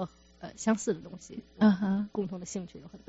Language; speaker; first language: Chinese; native; Chinese